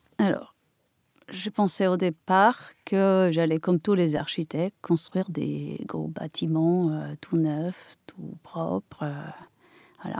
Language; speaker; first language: French; non-native, fluent; Polish